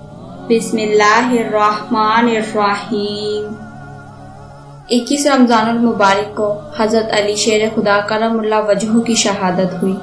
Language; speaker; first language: Urdu; native; Urdu